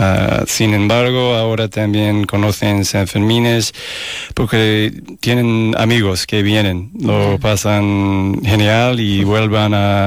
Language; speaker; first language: Spanish; non-native, fluent; English